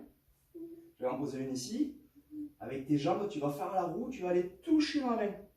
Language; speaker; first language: French; native; French